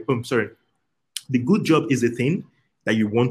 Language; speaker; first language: English; native; English